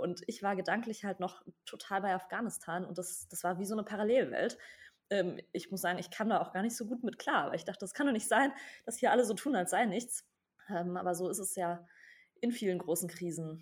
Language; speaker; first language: German; native; German